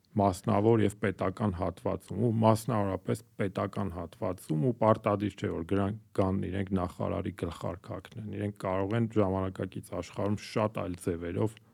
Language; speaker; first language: Armenian; native; Armenian